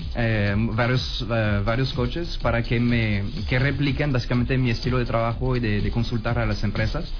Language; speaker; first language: Spanish; non-native, fluent; French